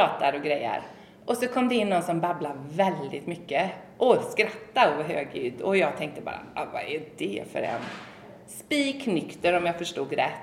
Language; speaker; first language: Swedish; native; Swedish